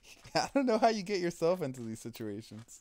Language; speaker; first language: English; native; English